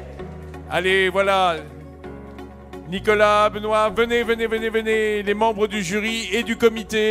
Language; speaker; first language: French; native; French